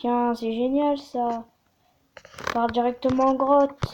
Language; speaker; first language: French; native; French